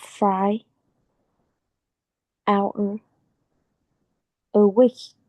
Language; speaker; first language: English; non-native, learner; Vietnamese